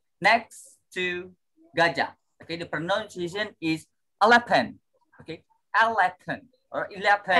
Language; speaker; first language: English; non-native, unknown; Indonesian